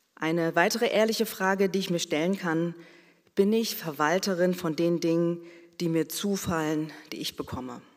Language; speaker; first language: German; early bilingual, other home language; Korean